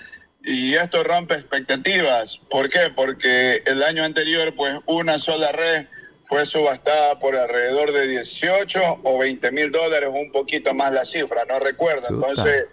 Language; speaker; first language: Spanish; native; Spanish